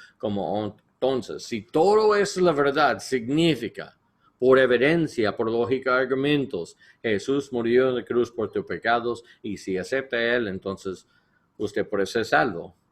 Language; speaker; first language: Spanish; non-native, learner; English